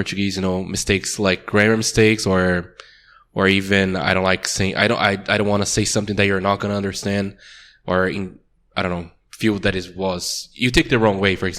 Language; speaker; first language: English; non-native, fluent; Portuguese